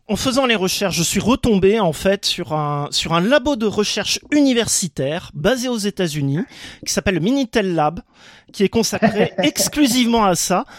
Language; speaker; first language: French; native; French